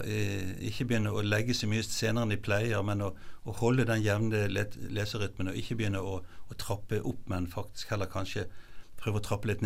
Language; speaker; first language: Norwegian; native; Norwegian